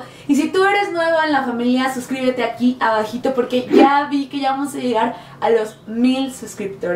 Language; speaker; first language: Spanish; native; Spanish